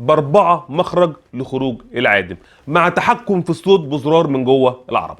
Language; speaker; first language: Arabic; native; Arabic